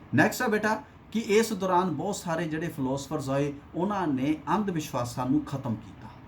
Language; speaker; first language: Hindi; non-native, local second language; Punjabi